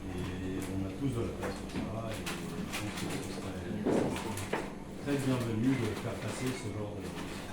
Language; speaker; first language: French; native; French